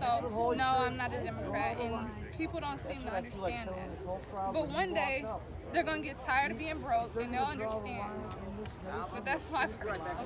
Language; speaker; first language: English; native; English